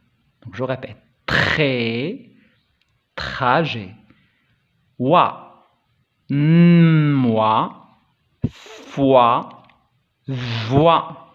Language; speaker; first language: French; non-native, local second language; Arabic